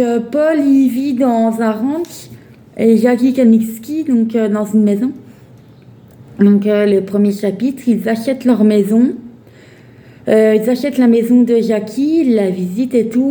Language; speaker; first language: French; native; French